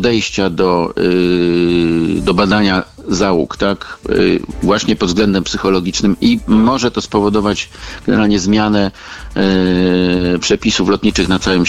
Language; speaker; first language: Polish; native; Polish